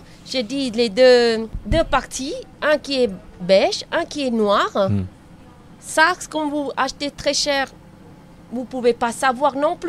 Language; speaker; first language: French; non-native, learner; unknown